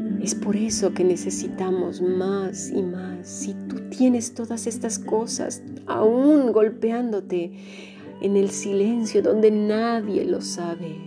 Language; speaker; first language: Spanish; native; Spanish